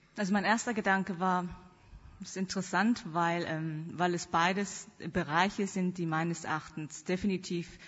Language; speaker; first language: German; early bilingual, other home language; Korean